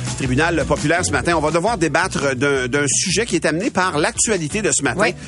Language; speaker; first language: French; native; French